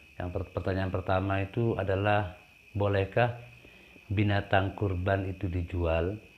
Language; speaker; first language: Indonesian; non-native, local second language; Madurese